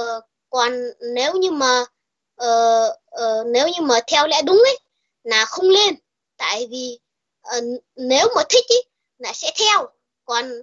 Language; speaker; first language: Vietnamese; early bilingual, heritage; Vietnamese